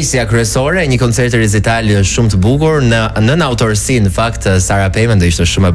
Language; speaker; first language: Albanian; native; Albanian